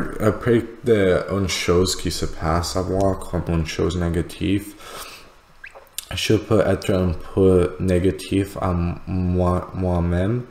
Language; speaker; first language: French; non-native, learner; English